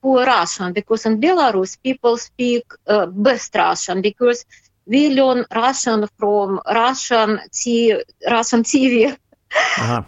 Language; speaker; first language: English; non-native, learner; Russian